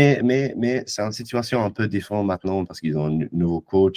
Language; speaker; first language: French; non-native, fluent; English